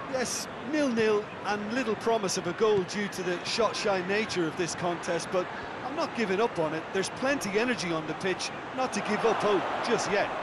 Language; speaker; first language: English; native; English